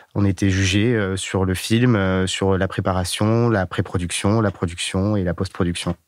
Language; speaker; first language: French; native; French